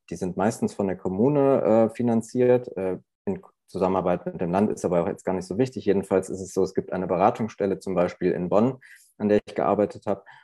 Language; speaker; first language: German; early bilingual, other home language; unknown